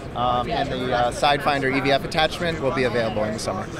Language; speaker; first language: English; native; English